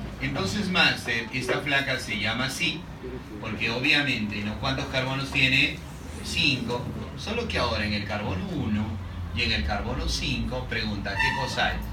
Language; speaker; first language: Spanish; native; Spanish